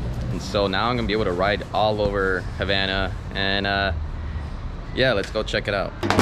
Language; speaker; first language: English; native; English